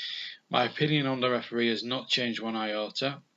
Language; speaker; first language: English; native; English